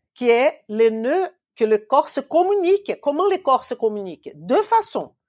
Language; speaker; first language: French; non-native, fluent; Portuguese